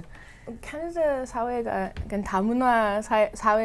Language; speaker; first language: Korean; non-native, fluent; English